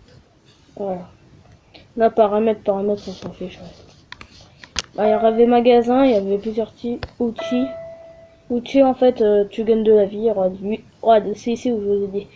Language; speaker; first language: French; native; French